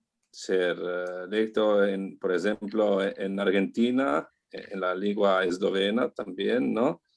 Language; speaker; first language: Spanish; non-native, learner; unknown